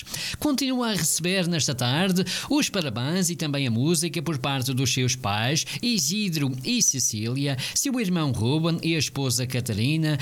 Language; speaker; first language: Portuguese; native; Portuguese